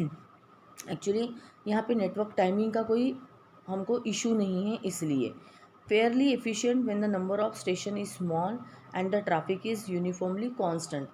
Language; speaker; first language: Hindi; non-native, local second language; Marathi